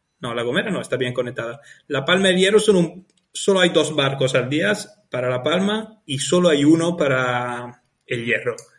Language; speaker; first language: Spanish; non-native, fluent; Italian